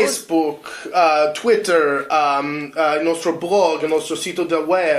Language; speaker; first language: Italian; non-native, learner; English